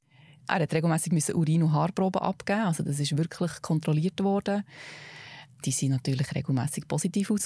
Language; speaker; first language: German; native; German